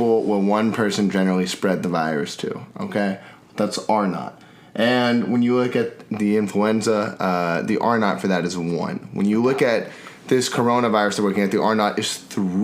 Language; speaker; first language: English; native; English